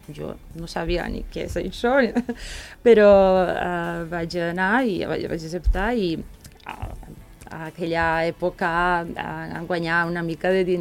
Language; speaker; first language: Catalan; non-native, fluent; Serbian